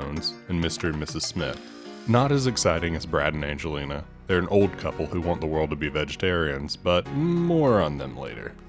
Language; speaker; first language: English; native; English